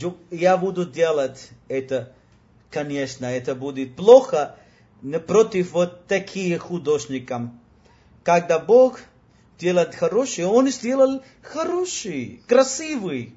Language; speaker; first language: Russian; non-native, learner; Spanish